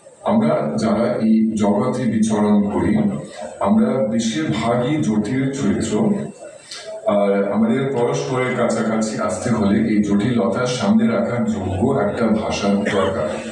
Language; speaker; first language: Bangla; non-native, fluent; German